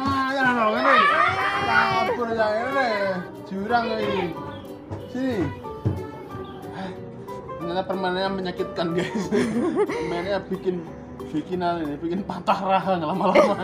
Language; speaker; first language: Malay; non-native, local second language; Javanese